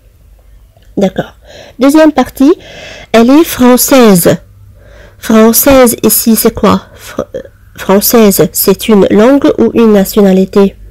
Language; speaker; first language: French; non-native, fluent; Arabic